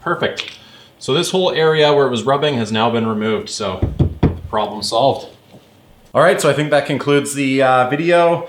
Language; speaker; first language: English; native; English